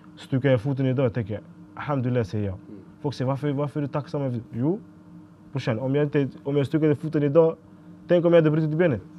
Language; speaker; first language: Swedish; early bilingual, other home language; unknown